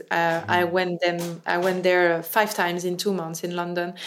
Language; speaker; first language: English; non-native, fluent; French